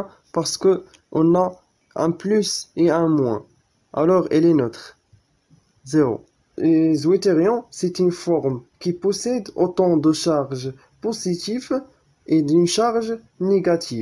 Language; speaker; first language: French; non-native, local second language; Arabic